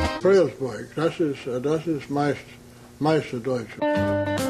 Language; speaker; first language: German; early bilingual, heritage; German